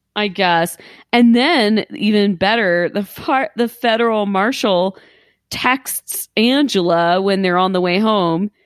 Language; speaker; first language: English; native; English